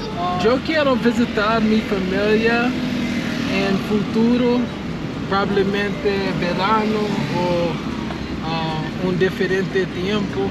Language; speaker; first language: Spanish; non-native, learner; English